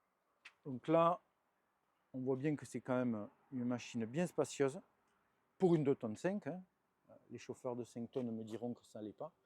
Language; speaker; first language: French; native; French